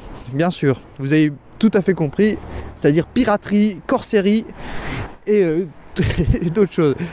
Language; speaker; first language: French; native; French